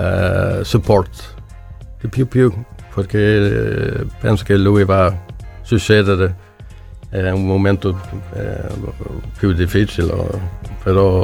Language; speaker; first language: Italian; non-native, learner; Swedish